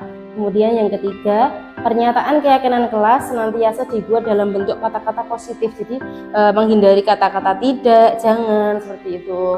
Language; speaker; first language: Indonesian; native; Indonesian